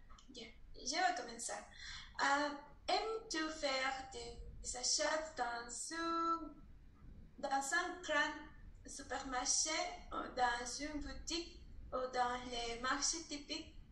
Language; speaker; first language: French; non-native, learner; Spanish